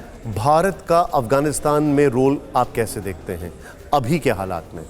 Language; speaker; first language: Hindi; native; Hindi